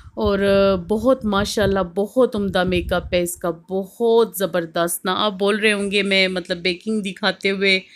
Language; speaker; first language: Hindi; native; Hindi